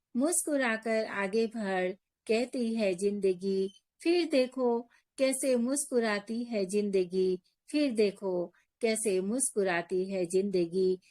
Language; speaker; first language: Hindi; native; Hindi